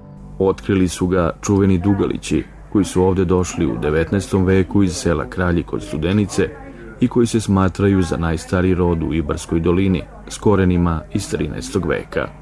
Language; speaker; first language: Bosnian; native; Bosnian